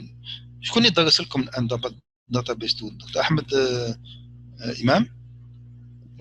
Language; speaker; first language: Arabic; native; Arabic